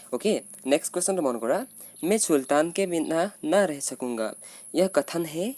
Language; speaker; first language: Hindi; non-native, local second language; Assamese